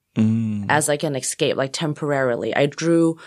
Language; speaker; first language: English; non-native, local second language; Cantonese